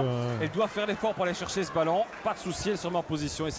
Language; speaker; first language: French; native; French